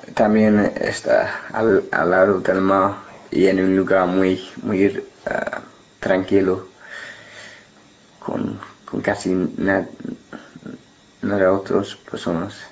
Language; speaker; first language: Spanish; non-native, learner; English